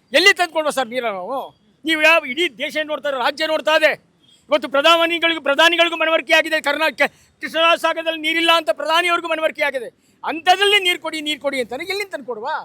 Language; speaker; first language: Kannada; native; Kannada